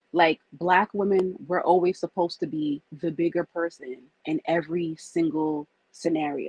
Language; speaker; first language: English; native; English